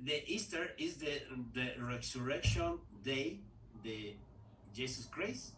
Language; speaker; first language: English; non-native, learner; Spanish